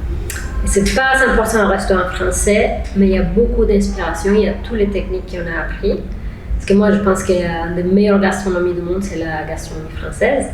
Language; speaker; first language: French; non-native, fluent; Spanish